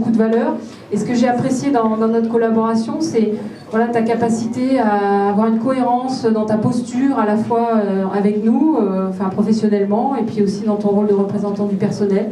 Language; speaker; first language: French; native; French